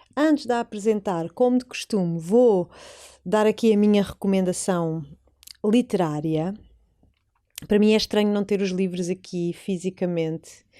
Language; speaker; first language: Portuguese; native; Portuguese